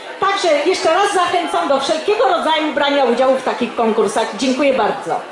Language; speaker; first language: Polish; native; Polish